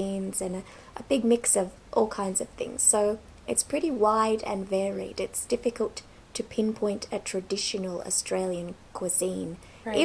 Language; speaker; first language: English; native; English